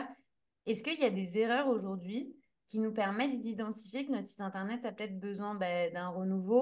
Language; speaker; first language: French; native; French